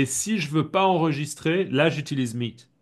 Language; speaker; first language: French; native; French